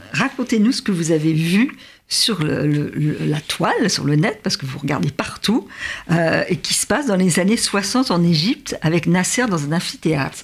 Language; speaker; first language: French; native; French